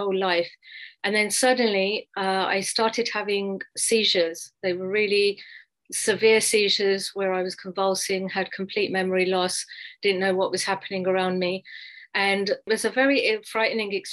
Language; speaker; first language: English; native; English